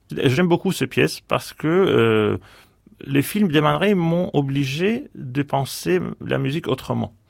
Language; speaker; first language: French; non-native, fluent; Greek